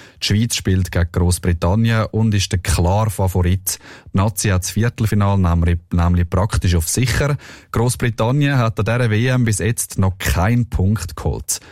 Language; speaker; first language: German; native; German